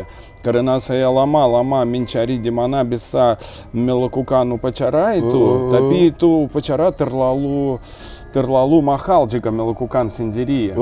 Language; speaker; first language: Indonesian; non-native, learner; Russian